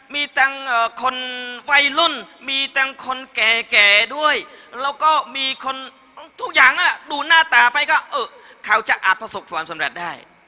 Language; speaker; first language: Thai; non-native, learner; Khmer